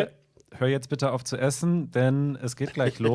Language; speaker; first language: German; native; German